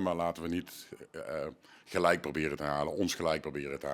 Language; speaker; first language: Dutch; native; Dutch